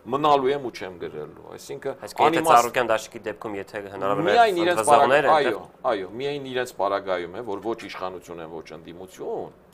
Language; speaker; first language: Armenian; native; Armenian